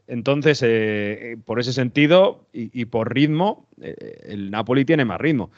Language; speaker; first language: Spanish; native; Spanish